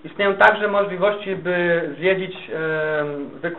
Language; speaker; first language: Polish; native; Polish